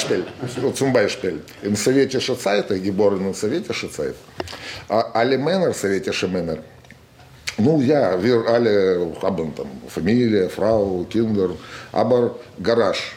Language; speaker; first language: German; non-native, learner; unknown